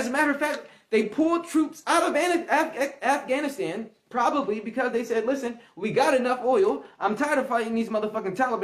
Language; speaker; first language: English; native; English